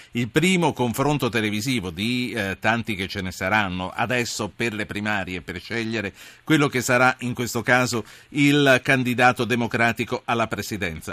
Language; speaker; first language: Italian; native; Italian